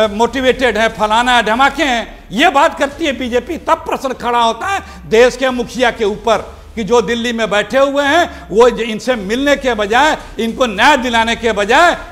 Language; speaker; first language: Hindi; native; Hindi